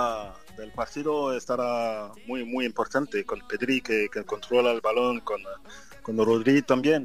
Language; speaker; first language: Spanish; non-native, fluent; French